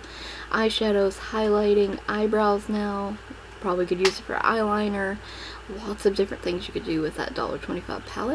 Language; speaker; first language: English; native; English